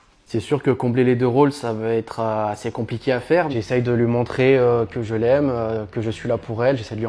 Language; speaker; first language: French; native; French